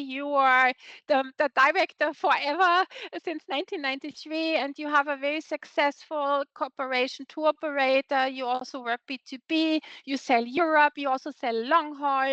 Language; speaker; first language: English; non-native, fluent; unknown